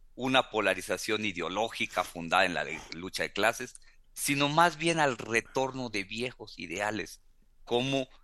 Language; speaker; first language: Spanish; native; Spanish